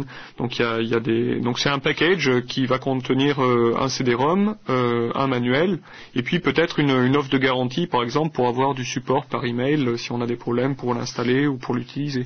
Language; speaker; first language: French; native; French